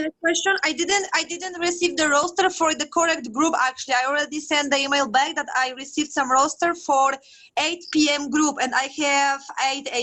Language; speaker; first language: English; non-native, fluent; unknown